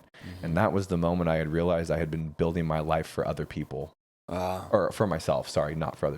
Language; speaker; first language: English; native; English